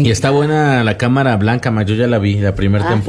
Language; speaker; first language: Spanish; native; Spanish